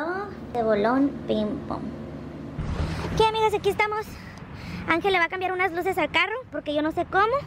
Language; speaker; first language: Spanish; native; Spanish